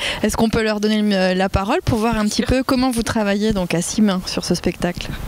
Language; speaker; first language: French; native; French